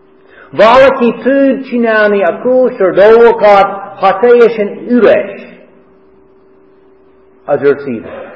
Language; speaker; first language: Hungarian; non-native, fluent; English